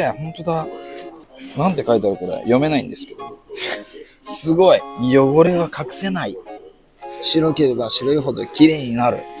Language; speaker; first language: Japanese; native; Japanese